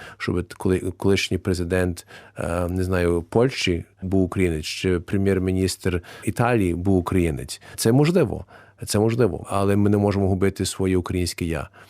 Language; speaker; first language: Ukrainian; early bilingual, heritage; Ukrainian